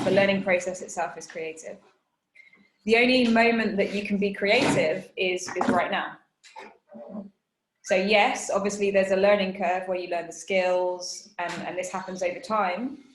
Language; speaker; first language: English; non-native, fluent; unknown